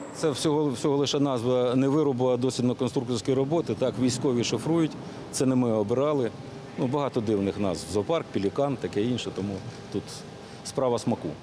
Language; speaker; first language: Ukrainian; native; Ukrainian